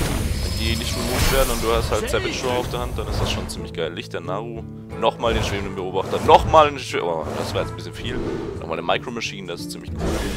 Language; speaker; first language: German; native; German